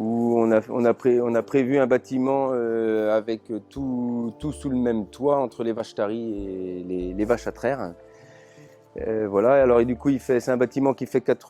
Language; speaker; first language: French; native; French